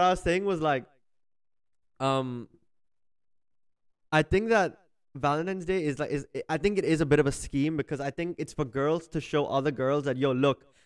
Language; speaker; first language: English; non-native, local second language; Hindi